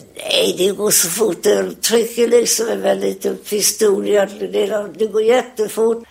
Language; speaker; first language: Swedish; native; Swedish